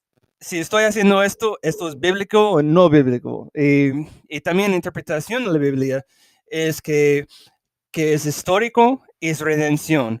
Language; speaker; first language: Spanish; early bilingual, heritage; English